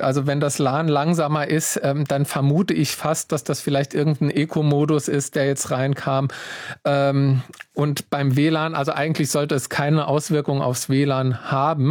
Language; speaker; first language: German; native; German